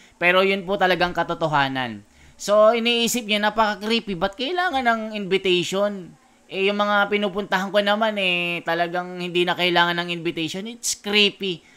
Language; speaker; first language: Filipino; native; Filipino